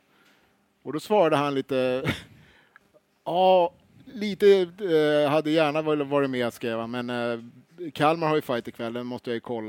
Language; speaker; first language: Swedish; native; Swedish